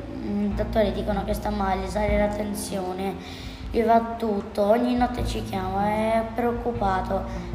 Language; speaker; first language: Italian; early bilingual, other home language; Albanian